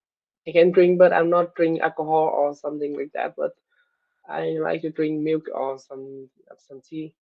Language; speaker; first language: English; non-native, learner; Vietnamese